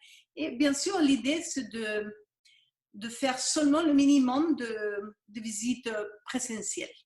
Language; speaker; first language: French; non-native, fluent; Spanish